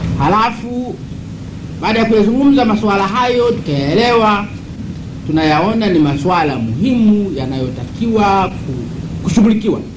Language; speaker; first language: Swahili; non-native, local second language; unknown